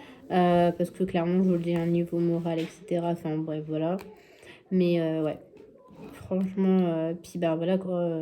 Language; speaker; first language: French; native; French